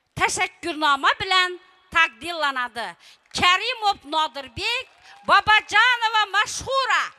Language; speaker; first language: Uzbek; native; Uzbek